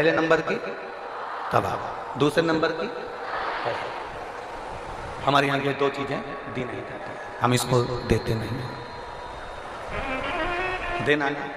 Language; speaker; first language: Hindi; native; Hindi